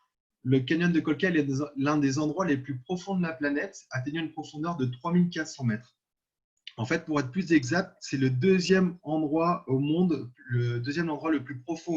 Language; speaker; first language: French; native; French